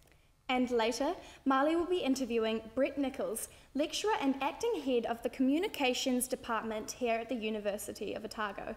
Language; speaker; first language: English; native; English